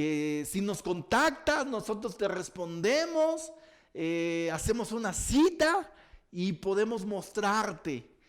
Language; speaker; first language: Spanish; native; Spanish